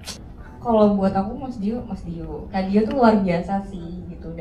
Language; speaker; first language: Indonesian; native; Indonesian